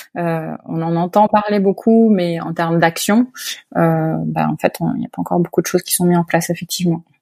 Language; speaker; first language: French; native; French